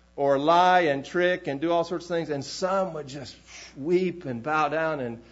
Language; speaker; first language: English; native; English